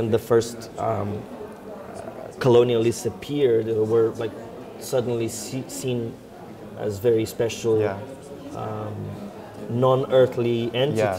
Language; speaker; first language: English; non-native, fluent; Portuguese